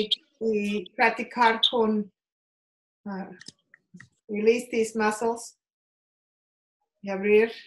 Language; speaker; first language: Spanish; non-native, learner; English